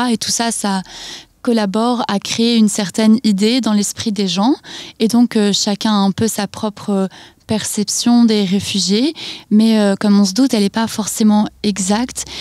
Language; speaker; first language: French; native; French